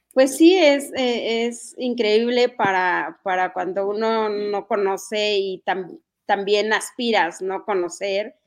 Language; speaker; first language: Spanish; non-native, local second language; Mixtepec Mixtec